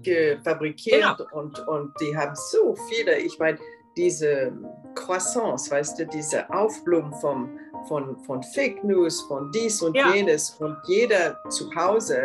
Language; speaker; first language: German; non-native, fluent; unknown